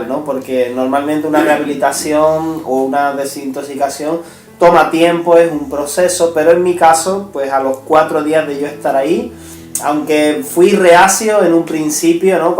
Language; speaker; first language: Spanish; native; Spanish